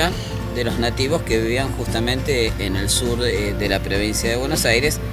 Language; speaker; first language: Spanish; native; Spanish